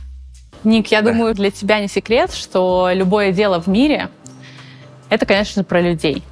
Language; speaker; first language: Russian; native; Russian